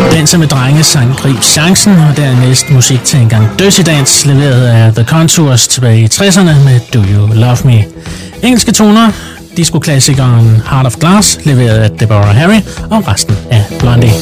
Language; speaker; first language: Danish; native; Danish